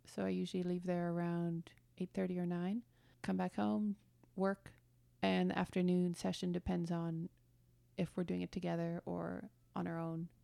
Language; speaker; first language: English; early bilingual, other home language; German